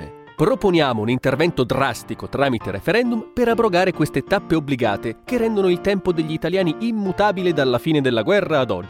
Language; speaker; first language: Italian; native; Italian